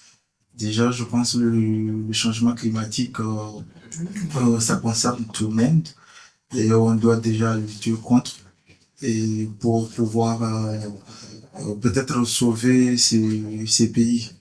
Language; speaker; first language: French; non-native, fluent; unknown